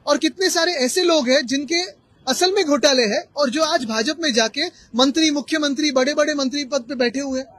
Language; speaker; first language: Hindi; non-native, local second language; Marathi